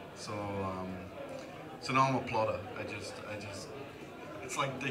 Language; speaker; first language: English; native; English